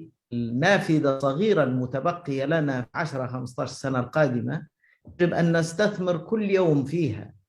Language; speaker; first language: Arabic; native; Arabic